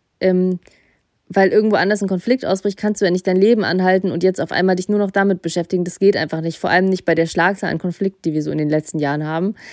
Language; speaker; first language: German; early bilingual, other home language; Russian